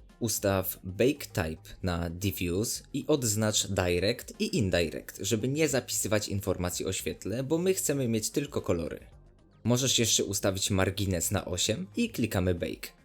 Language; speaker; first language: Polish; native; Polish